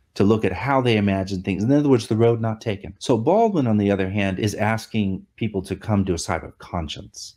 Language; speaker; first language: English; native; English